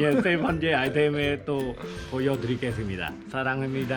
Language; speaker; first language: Korean; non-native, learner; Khmer